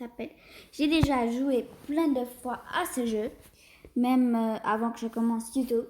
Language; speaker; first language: French; early bilingual, other home language; Portuguese